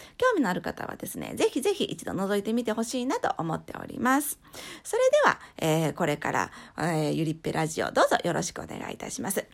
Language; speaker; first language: Japanese; native; Japanese